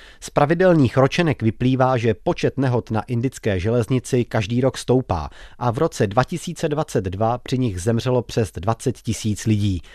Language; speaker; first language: Czech; native; Czech